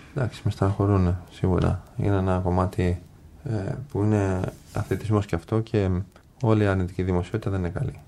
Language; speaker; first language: Greek; early bilingual, other home language; English